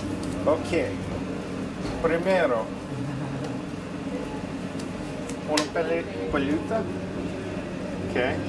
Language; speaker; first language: Spanish; non-native, learner; English